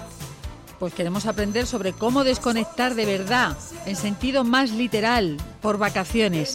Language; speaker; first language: Spanish; native; Spanish